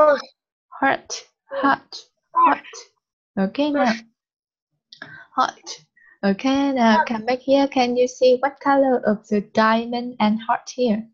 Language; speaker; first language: English; non-native, learner; Vietnamese